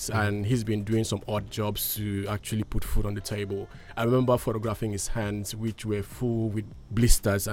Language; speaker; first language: English; non-native, local second language; Ibibio